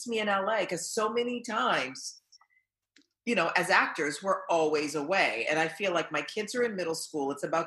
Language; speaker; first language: English; early bilingual, other home language; Haitian Creole